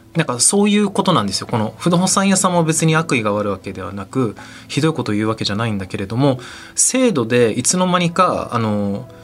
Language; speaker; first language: Japanese; native; Japanese